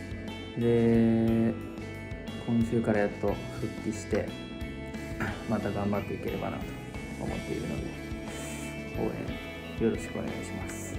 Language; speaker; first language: Japanese; native; Japanese